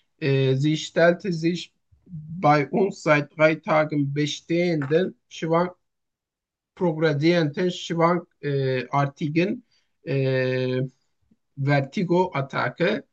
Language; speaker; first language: German; non-native, learner; Turkish